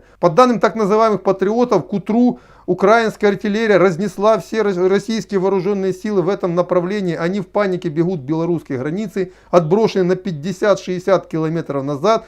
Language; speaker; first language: Russian; native; Russian